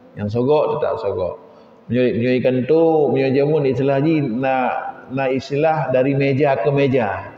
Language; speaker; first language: Malay; non-native, local second language; Achinese